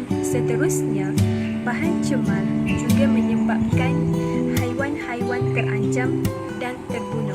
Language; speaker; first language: Malay; native; Malay